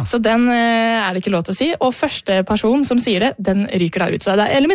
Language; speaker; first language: Norwegian; native; Norwegian